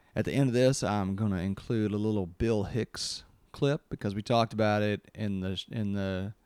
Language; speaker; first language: English; native; English